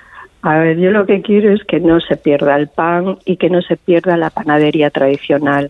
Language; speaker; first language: Spanish; native; Spanish